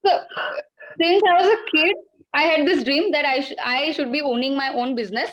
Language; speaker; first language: English; non-native, local second language; Gujarati